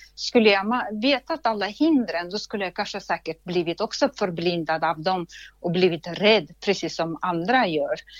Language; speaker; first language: Swedish; non-native, fluent; Russian